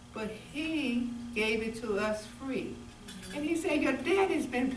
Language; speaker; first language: English; native; English